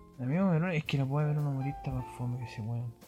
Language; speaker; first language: Spanish; native; Spanish